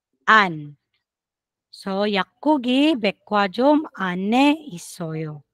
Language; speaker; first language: Korean; non-native, fluent; Filipino